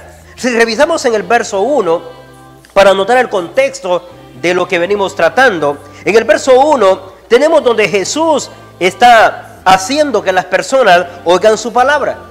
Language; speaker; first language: Spanish; native; Spanish